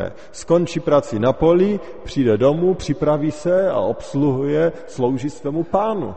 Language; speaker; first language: Czech; native; Czech